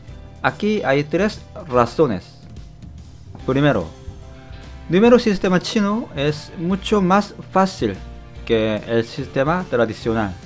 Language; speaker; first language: Spanish; non-native, fluent; Korean